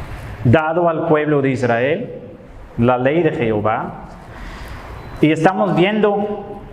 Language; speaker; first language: Spanish; non-native, fluent; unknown